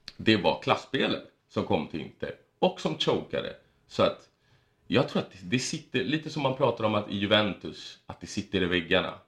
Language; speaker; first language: Swedish; early bilingual, other home language; Spanish